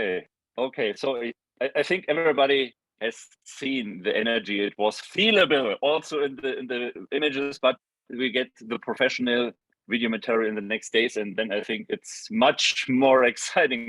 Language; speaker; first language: English; non-native, fluent; German